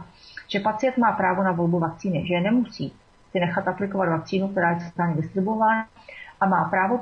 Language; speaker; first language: Czech; native; Czech